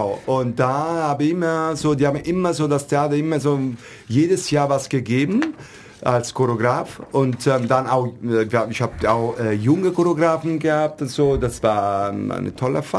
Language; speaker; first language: German; non-native, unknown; Italian